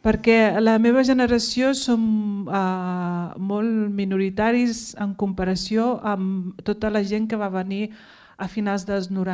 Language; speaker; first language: Catalan; early bilingual, other home language; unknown